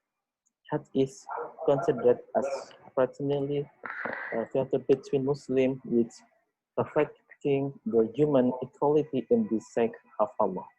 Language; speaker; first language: English; non-native, learner; Indonesian